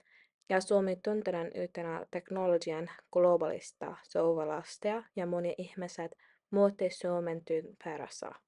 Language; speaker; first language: Finnish; non-native, learner; English